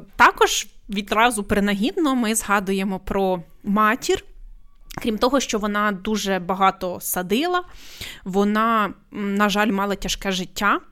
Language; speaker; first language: Ukrainian; native; Ukrainian